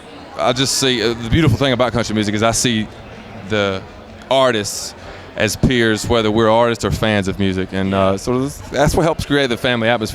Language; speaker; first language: English; native; English